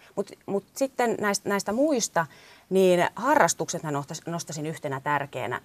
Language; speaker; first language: Finnish; native; Finnish